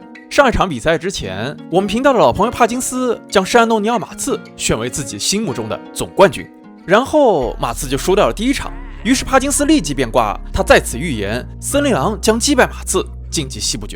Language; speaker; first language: Chinese; native; Chinese